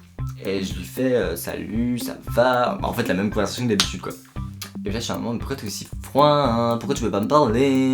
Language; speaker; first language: French; native; French